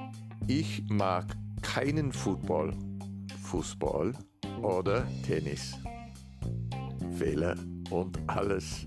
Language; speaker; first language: German; non-native, learner; Spanish